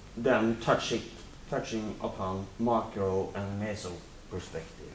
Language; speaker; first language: English; non-native, fluent; Norwegian